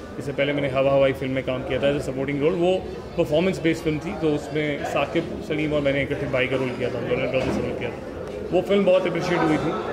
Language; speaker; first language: Hindi; native; Hindi